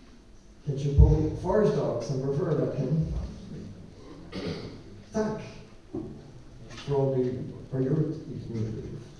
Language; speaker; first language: Swedish; non-native, learner; English